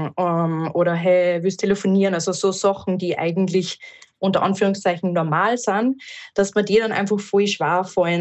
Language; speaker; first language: German; native; German